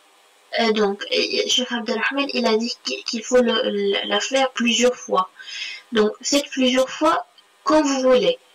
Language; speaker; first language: French; non-native, local second language; Arabic